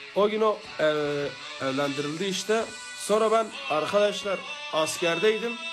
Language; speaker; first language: Turkish; non-native, local second language; Kurdish